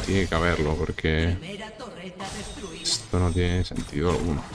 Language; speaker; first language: Spanish; native; Spanish